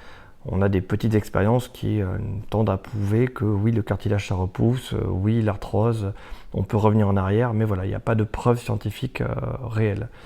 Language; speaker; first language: French; native; French